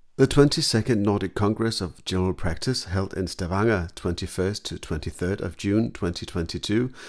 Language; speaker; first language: English; non-native, fluent; Danish